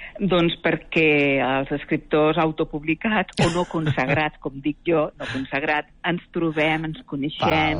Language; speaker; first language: Catalan; native; Catalan